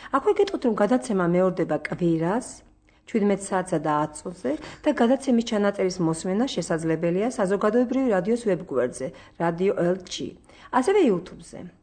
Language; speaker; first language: Georgian; native; Georgian